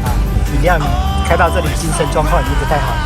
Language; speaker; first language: Chinese; native; Chinese